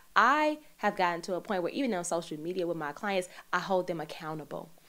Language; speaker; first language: English; native; English